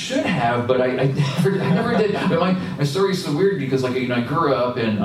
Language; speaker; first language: English; native; English